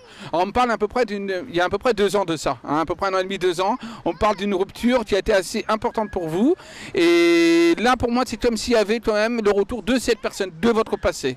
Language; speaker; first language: French; native; French